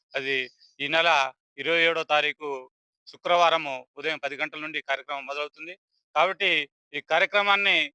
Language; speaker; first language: Telugu; non-native, local second language; Lambadi